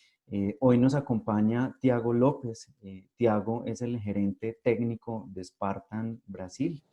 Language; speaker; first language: Spanish; native; Spanish